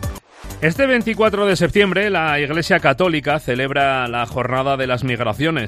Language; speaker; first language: Spanish; native; Spanish